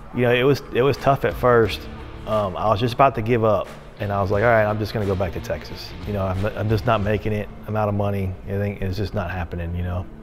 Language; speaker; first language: English; native; English